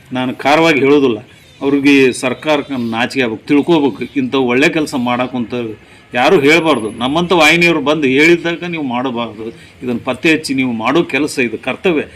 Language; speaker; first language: Kannada; native; Kannada